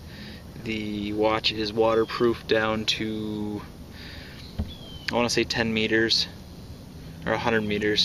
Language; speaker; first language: English; native; English